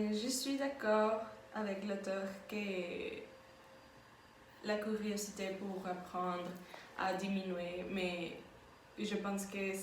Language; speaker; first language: French; non-native, learner; Spanish